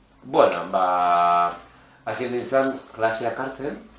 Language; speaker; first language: Basque; non-native, local second language; Spanish